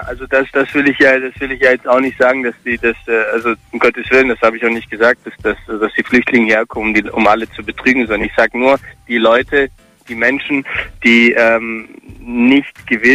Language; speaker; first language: German; early bilingual, other home language; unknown